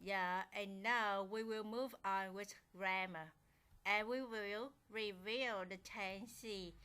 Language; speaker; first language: English; non-native, fluent; Vietnamese